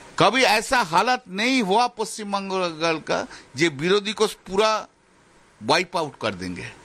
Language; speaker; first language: Hindi; non-native, local second language; Bangla